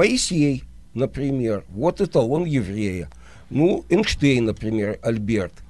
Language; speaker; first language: Russian; native; Russian